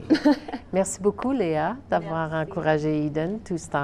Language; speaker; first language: French; native; French